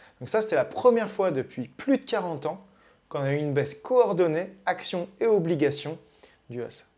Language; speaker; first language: French; native; French